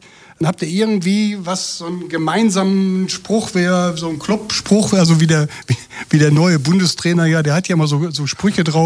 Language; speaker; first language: German; native; German